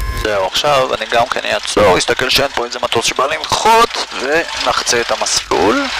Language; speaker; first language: Hebrew; native; Hebrew